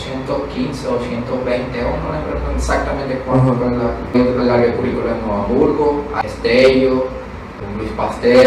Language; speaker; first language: Portuguese; non-native, fluent; Spanish